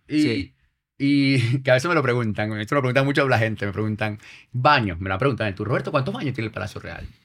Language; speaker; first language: Spanish; native; Spanish